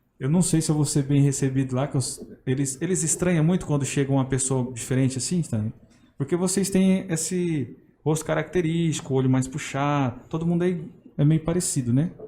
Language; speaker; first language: Portuguese; native; Portuguese